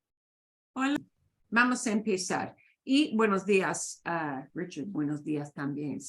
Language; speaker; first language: Spanish; non-native, fluent; English